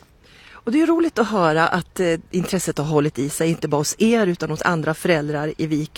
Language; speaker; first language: Swedish; native; Swedish